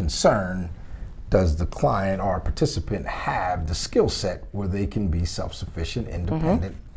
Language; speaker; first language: English; native; English